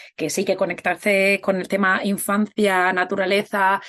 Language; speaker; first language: Spanish; native; Spanish